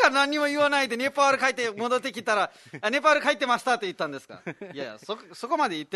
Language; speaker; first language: Japanese; non-native, fluent; Nepali